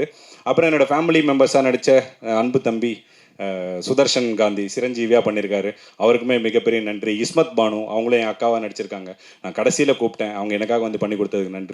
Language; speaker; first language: Tamil; native; Tamil